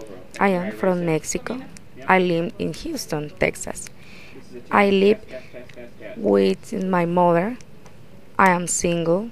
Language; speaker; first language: English; non-native, learner; Spanish